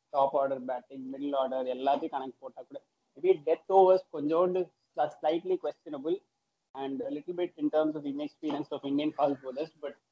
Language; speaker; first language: English; non-native, local second language; Tamil